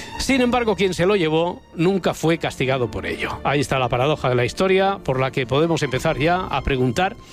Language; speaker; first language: Spanish; native; Spanish